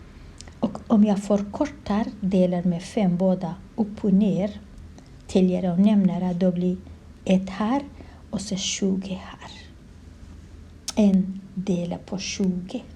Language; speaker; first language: Swedish; non-native, learner; Kurdish